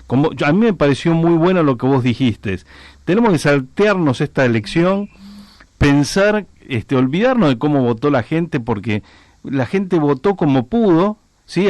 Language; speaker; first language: Spanish; native; Spanish